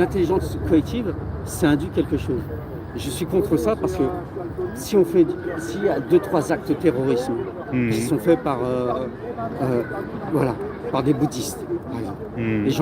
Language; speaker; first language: French; native; French